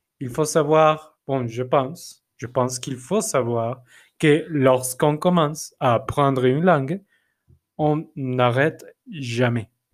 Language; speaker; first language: French; non-native, fluent; Spanish